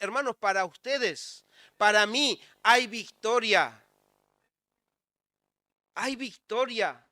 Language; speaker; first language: Spanish; native; Spanish